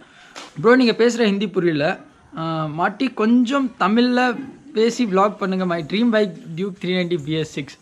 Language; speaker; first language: Tamil; non-native, local second language; Hindi